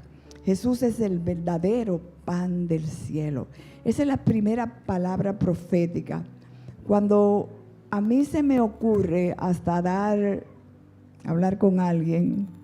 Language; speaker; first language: Spanish; native; Spanish